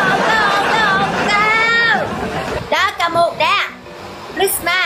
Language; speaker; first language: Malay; non-native, fluent; Vietnamese